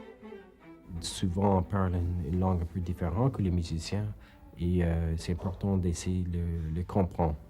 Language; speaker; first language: French; non-native, fluent; English